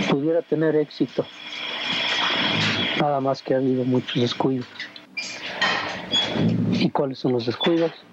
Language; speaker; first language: Spanish; non-native, local second language; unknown